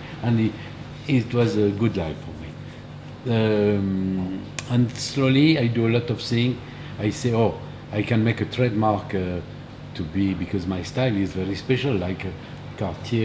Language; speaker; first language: English; non-native, learner; French